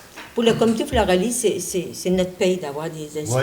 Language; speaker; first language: French; native; French